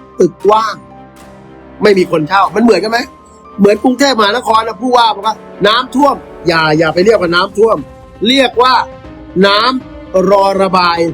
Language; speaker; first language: Thai; native; Thai